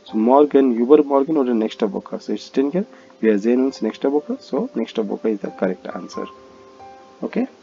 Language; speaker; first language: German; non-native, fluent; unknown